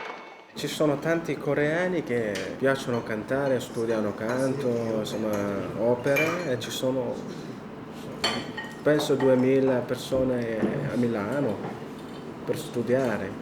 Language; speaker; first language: Italian; non-native, fluent; Korean